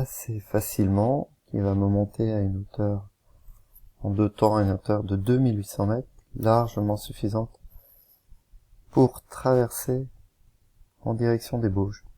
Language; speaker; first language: French; native; French